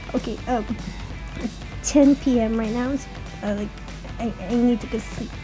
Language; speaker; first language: English; non-native, local second language; Malay